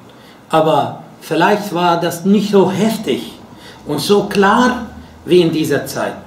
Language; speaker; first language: German; non-native, fluent; Arabic